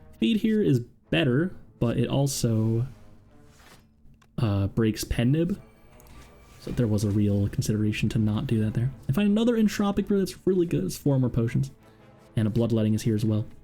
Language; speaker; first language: English; native; English